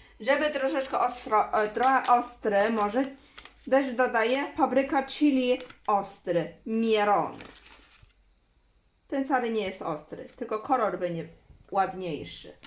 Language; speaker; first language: Polish; non-native, learner; Chinese